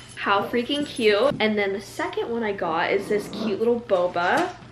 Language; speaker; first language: English; native; English